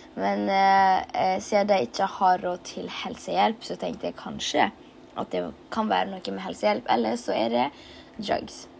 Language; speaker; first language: Norwegian; early bilingual, other home language; Tigrinya